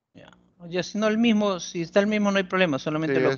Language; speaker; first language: Spanish; native; Spanish